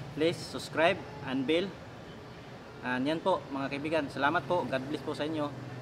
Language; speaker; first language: Filipino; non-native, local second language; Cebuano